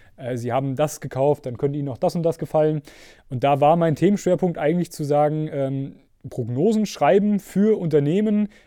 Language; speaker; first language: German; native; German